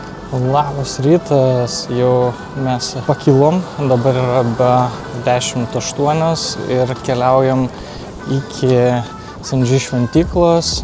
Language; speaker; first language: Lithuanian; native; Lithuanian